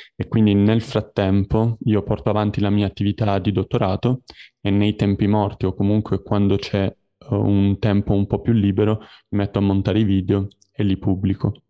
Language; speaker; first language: Italian; native; Italian